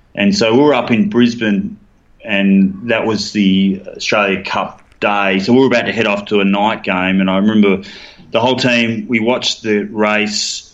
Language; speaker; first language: English; native; English